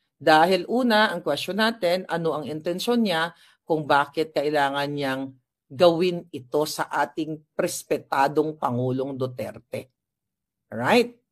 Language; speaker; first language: Filipino; non-native, local second language; Hiligaynon